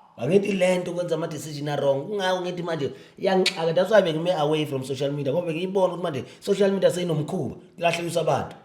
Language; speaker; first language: Zulu; native; Zulu